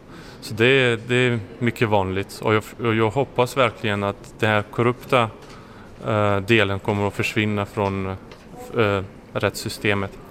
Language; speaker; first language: Swedish; non-native, fluent; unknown